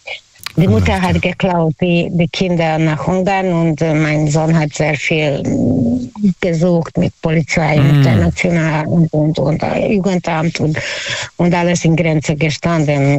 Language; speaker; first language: German; non-native, learner; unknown